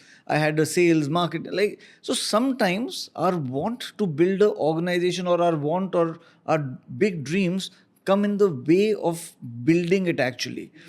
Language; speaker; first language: English; non-native, local second language; Hindi